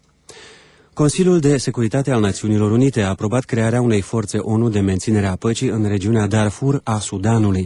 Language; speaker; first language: Romanian; native; Romanian